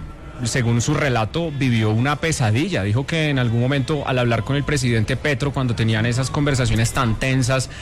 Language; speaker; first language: Spanish; native; Spanish